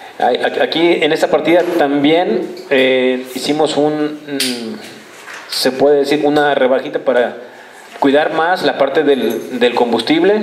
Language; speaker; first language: Spanish; native; Spanish